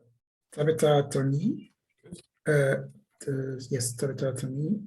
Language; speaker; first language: Japanese; non-native, learner; Portuguese